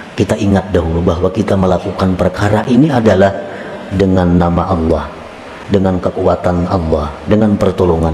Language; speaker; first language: Indonesian; non-native, local second language; Banjar